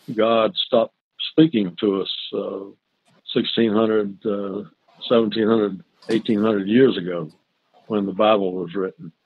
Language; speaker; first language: English; native; English